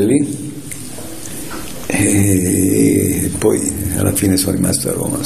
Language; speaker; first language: Italian; native; Italian